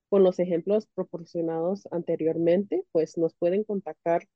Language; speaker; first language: Spanish; early bilingual, heritage; Spanish